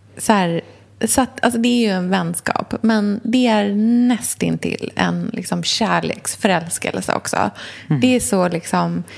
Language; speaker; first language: Swedish; native; Swedish